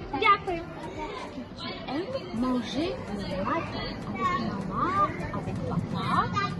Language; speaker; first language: French; non-native, learner; Ukrainian